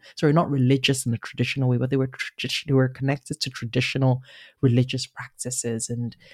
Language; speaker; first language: English; non-native, local second language; Igbo